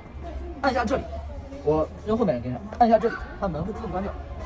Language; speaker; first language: Chinese; native; Chinese